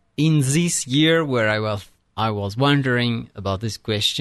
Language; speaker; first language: English; non-native, fluent; French